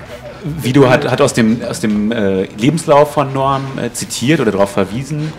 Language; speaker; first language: German; native; German